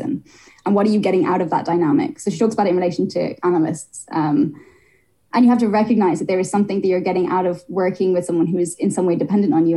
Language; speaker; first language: English; native; English